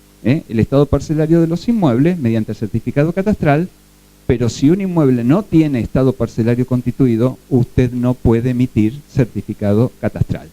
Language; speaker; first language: Spanish; native; Spanish